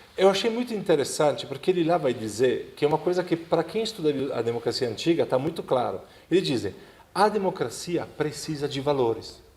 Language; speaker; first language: Portuguese; non-native, fluent; Italian